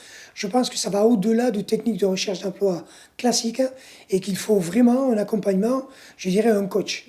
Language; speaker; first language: French; native; French